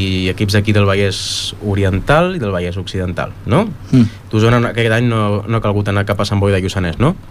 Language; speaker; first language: Catalan; native; Catalan